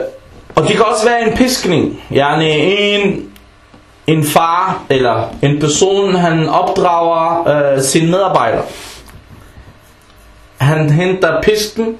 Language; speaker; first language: Danish; non-native, fluent; Arabic